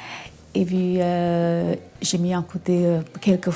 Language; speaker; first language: French; non-native, learner; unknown